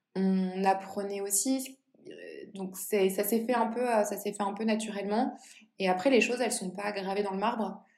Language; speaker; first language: French; native; French